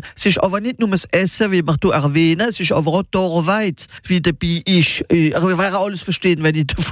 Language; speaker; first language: German; non-native, local second language; Swiss German